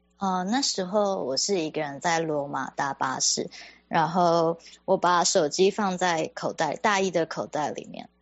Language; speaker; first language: Chinese; native; Chinese